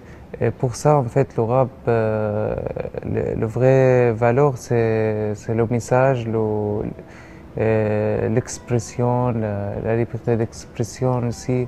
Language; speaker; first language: French; non-native, learner; Arabic